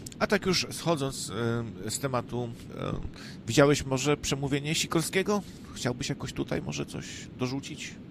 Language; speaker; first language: Polish; native; Polish